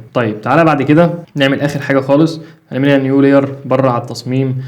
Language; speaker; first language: Arabic; native; Arabic